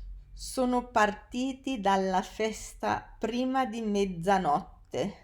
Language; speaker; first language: Italian; non-native, fluent; English